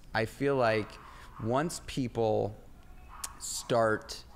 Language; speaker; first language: English; native; English